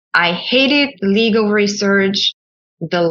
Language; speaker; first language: English; non-native, fluent; Bulgarian